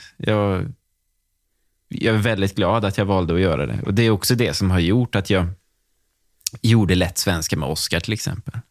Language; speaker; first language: Swedish; native; Swedish